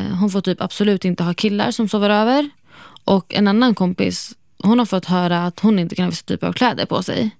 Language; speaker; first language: Swedish; non-native, fluent; Arabic